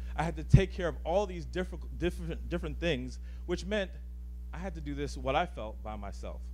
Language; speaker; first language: English; native; English